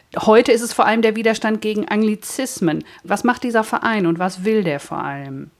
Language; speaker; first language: German; native; German